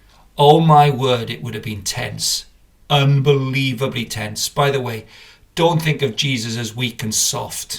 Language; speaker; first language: English; native; English